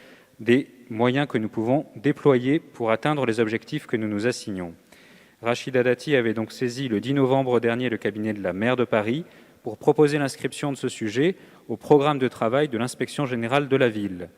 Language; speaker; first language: French; native; French